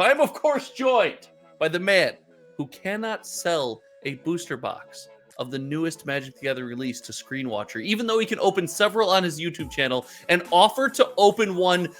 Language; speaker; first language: English; native; English